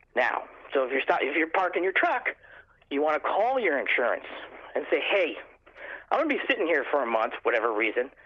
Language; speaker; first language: English; native; English